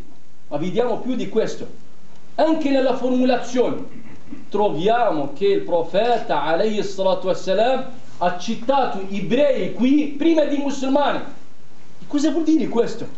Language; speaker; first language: Italian; non-native, fluent; Arabic